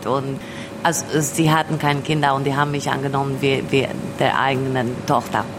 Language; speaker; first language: German; early bilingual, other home language; Albanian